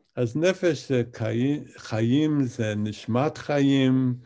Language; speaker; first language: Hebrew; non-native, fluent; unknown